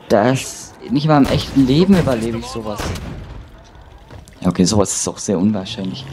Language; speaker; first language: German; native; German